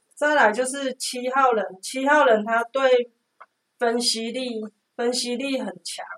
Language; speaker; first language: Chinese; non-native, local second language; Min Nan Chinese